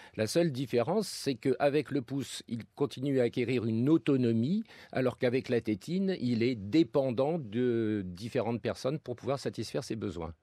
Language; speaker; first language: French; native; French